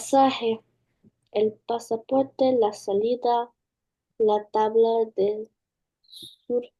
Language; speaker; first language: Spanish; non-native, learner; English